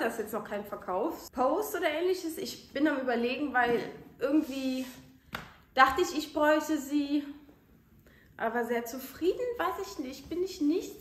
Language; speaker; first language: German; native; German